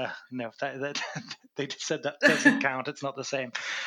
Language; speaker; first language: English; native; English